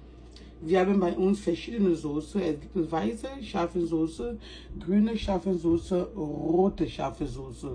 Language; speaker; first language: German; non-native, fluent; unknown